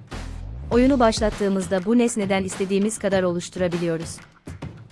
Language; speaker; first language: Turkish; native; Turkish